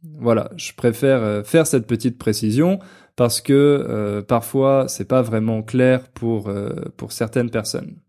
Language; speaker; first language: French; native; French